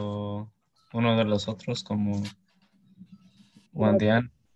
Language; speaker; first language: Spanish; early bilingual, heritage; Spanish